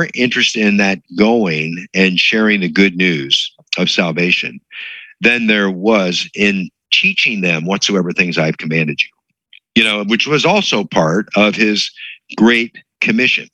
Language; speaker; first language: English; native; English